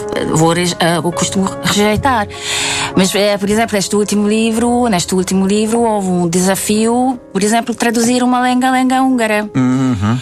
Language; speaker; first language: Portuguese; non-native, fluent; Hungarian